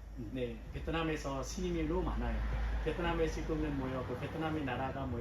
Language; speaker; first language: Korean; non-native, learner; Vietnamese